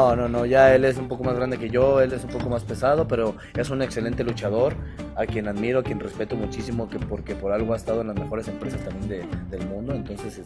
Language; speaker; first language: Spanish; native; Spanish